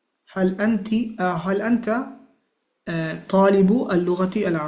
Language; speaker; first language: Arabic; non-native, fluent; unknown